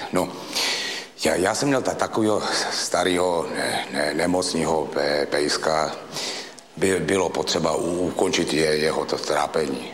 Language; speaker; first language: Czech; native; Czech